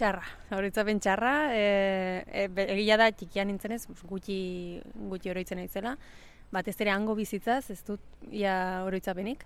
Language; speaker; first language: Basque; early bilingual, other home language; Spanish